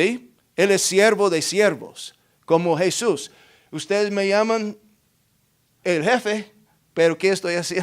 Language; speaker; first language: Spanish; non-native, fluent; English